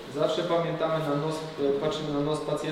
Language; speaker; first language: Polish; native; Polish